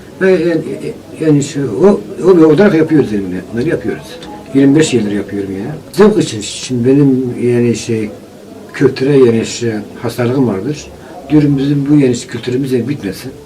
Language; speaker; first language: Turkish; non-native, local second language; Kurdish